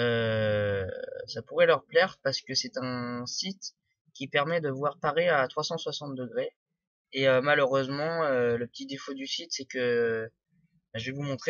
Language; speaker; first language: French; native; French